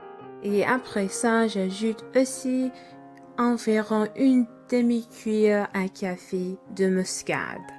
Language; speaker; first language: French; non-native, fluent; English